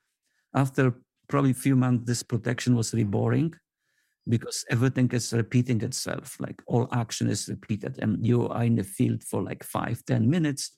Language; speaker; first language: English; non-native, fluent; Polish